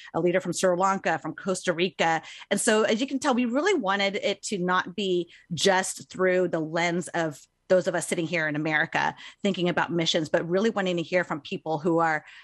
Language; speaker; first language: English; native; English